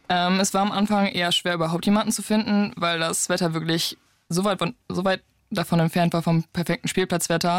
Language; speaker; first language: German; native; German